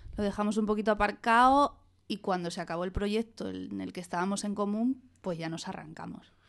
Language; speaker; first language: Spanish; native; Spanish